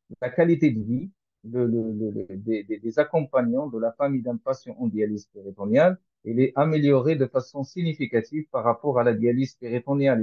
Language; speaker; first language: French; non-native, local second language; Arabic